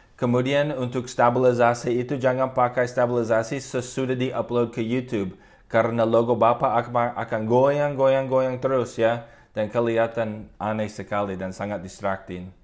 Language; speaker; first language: Indonesian; non-native, fluent; English